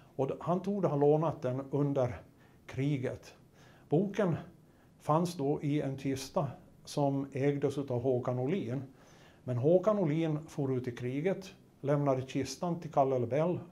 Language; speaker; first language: Swedish; native; Swedish